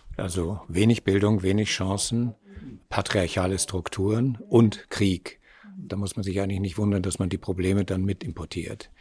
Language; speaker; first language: German; native; German